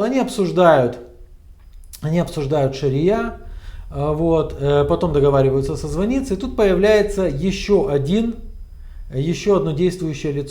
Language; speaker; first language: Russian; native; Russian